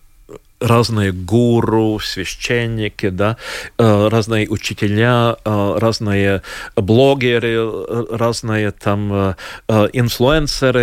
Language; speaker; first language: Russian; non-native, local second language; Latvian